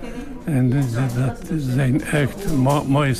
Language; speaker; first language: Dutch; non-native, learner; Bosnian